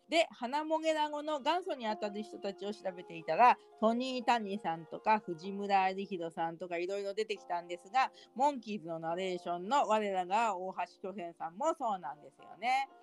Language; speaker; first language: Japanese; native; Japanese